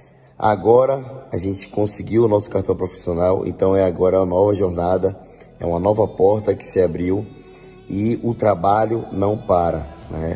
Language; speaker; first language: Portuguese; native; Portuguese